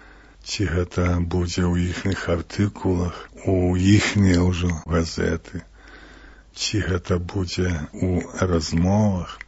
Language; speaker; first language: Belarusian; native; Belarusian